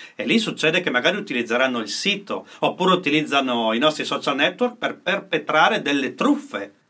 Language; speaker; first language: Italian; native; Italian